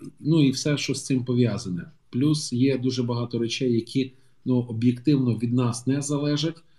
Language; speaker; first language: Ukrainian; native; Ukrainian